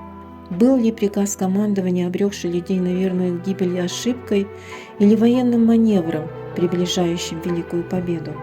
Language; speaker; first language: Russian; native; Russian